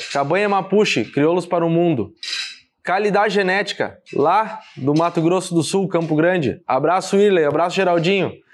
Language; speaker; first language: Portuguese; native; Portuguese